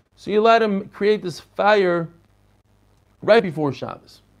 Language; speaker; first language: English; non-native, fluent; Hebrew